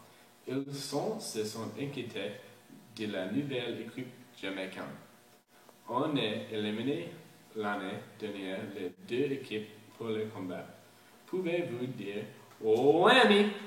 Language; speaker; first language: French; non-native, learner; English